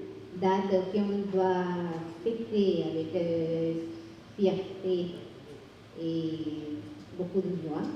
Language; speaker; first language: French; non-native, fluent; Spanish